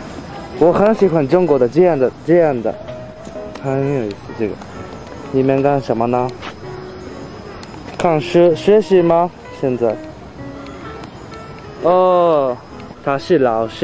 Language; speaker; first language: Chinese; non-native, learner; Japanese